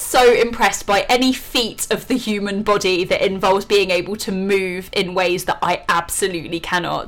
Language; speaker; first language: English; native; English